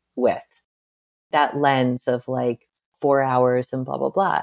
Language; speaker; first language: English; native; English